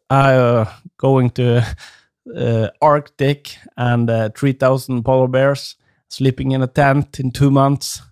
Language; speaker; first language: English; non-native, learner; Norwegian